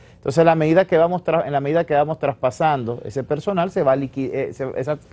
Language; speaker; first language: Spanish; native; Spanish